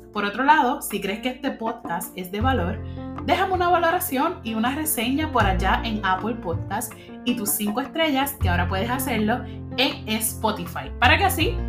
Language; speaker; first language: Spanish; native; Spanish